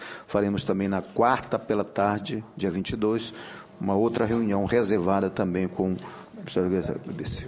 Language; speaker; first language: Portuguese; native; Portuguese